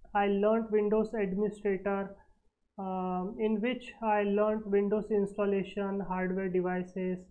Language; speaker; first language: English; non-native, local second language; Marathi